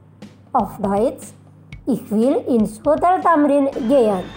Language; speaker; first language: German; non-native, fluent; Indonesian